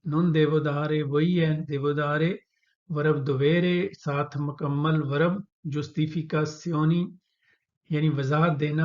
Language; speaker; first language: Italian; non-native, fluent; Urdu